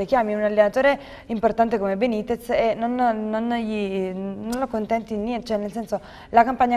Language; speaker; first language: Italian; native; Italian